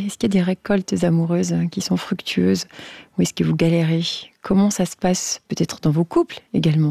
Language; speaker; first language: French; native; French